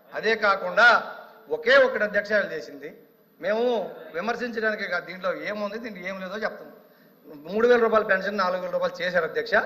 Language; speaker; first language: Telugu; native; Telugu